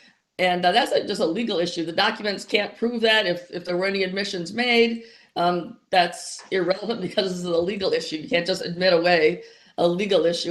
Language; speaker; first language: English; native; English